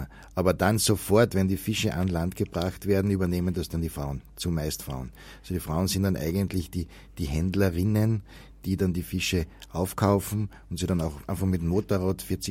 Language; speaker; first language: German; native; German